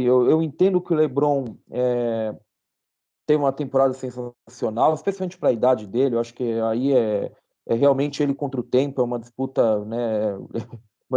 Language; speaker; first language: Portuguese; native; Portuguese